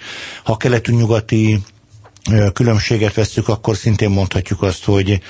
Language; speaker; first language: Hungarian; native; Hungarian